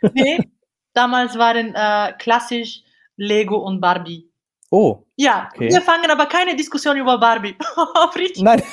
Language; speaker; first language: German; non-native, fluent; Bulgarian